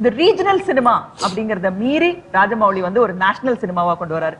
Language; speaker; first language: Tamil; native; Tamil